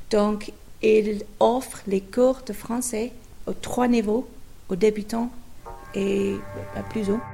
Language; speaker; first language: French; non-native, fluent; English